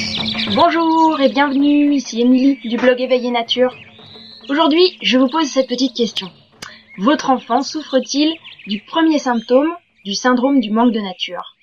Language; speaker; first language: French; native; French